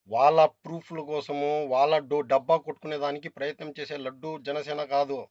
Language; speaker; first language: Telugu; non-native, local second language; Urdu